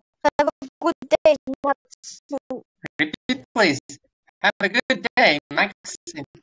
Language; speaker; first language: English; non-native, learner; Russian